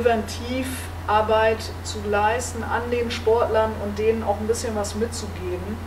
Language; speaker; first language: German; native; German